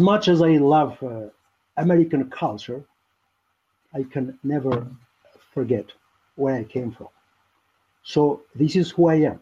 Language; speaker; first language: English; non-native, fluent; Albanian